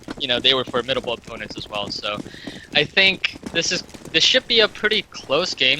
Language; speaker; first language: English; native; English